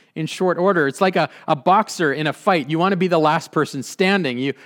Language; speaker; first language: English; native; English